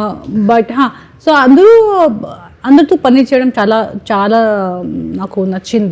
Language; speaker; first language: Telugu; non-native, fluent; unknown